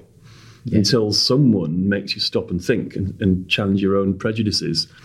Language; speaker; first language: English; native; English